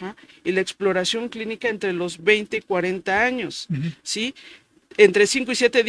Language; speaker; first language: Spanish; native; Spanish